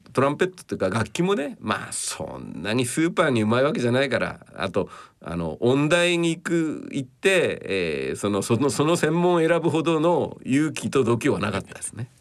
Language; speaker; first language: Japanese; native; Japanese